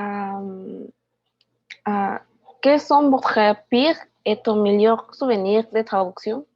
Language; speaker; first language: French; non-native, learner; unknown